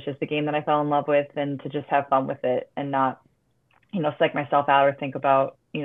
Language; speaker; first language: English; native; English